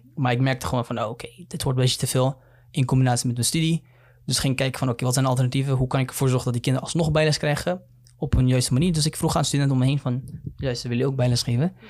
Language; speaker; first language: Dutch; early bilingual, other home language; Somali